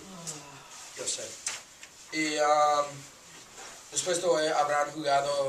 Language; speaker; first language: Spanish; non-native, learner; English